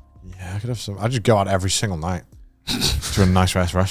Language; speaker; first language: English; native; English